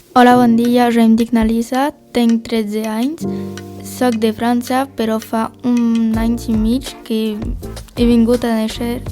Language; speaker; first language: Catalan; non-native, learner; French